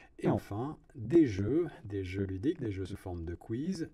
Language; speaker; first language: French; native; French